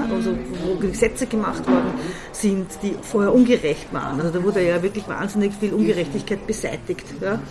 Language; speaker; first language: German; native; German